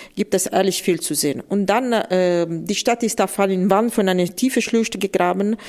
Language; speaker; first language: German; non-native, fluent; Italian